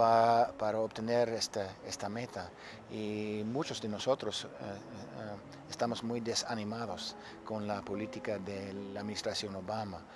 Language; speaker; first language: Spanish; non-native, fluent; English